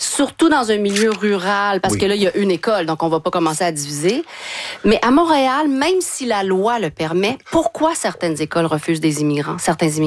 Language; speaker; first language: French; native; French